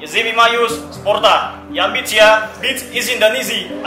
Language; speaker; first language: Russian; non-native, learner; Indonesian